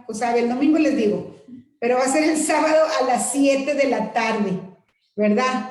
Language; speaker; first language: Spanish; native; Spanish